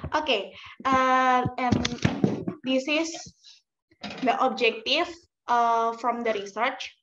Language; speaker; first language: English; non-native, learner; Indonesian